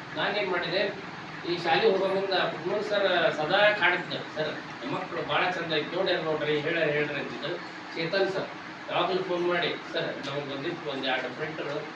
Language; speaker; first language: Kannada; native; Kannada